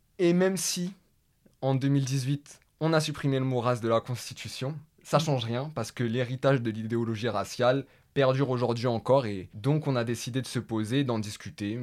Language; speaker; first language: French; native; French